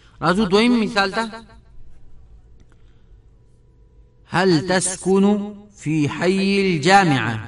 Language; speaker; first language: Arabic; non-native, fluent; Pashto